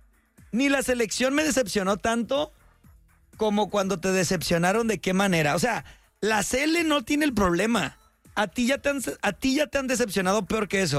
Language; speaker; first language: Spanish; native; Spanish